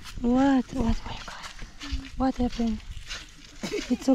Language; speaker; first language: English; non-native, learner; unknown